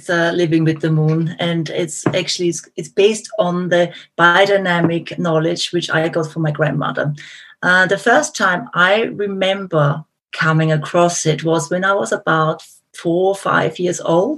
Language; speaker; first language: English; non-native, fluent; German